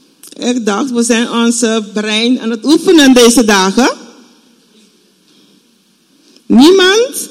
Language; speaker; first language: Dutch; non-native, fluent; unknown